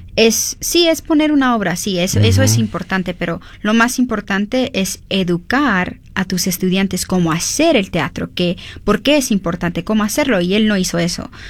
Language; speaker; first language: Spanish; early bilingual, heritage; Spanish